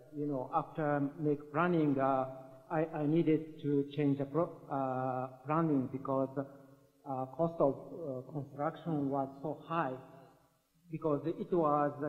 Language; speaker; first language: English; non-native, learner; Japanese